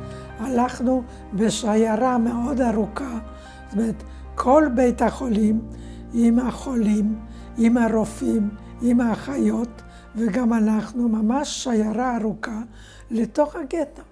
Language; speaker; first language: Hebrew; non-native, fluent; Polish